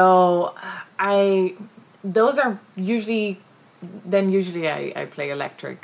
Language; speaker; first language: English; non-native, fluent; Dutch